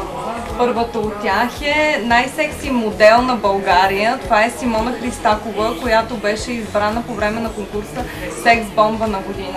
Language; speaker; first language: Bulgarian; native; Bulgarian